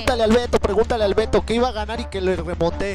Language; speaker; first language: Spanish; native; Spanish